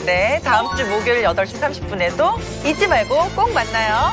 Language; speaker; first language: Korean; native; Korean